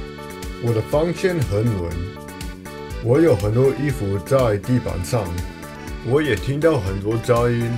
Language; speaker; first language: Chinese; non-native, learner; English